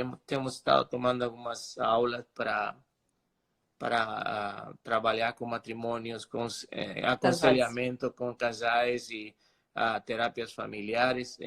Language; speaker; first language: Portuguese; non-native, fluent; Spanish